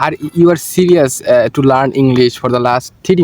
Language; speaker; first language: English; non-native, learner; Bangla